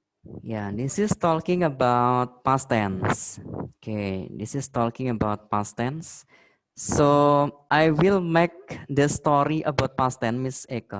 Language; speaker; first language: English; non-native, fluent; Indonesian